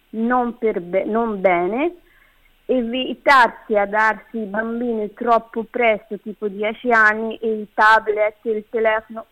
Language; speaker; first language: Italian; non-native, fluent; Kabuverdianu